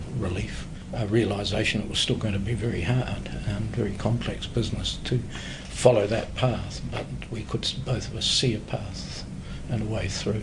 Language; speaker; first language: English; native; English